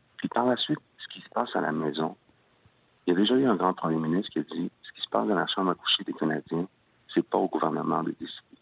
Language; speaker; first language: French; early bilingual, other home language; Spanish